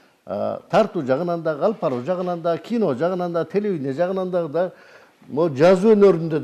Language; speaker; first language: Kyrgyz; native; Kyrgyz